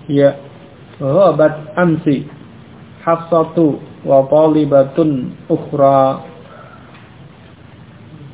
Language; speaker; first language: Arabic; non-native, fluent; Indonesian